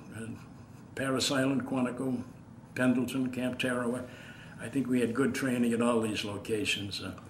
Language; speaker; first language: English; native; English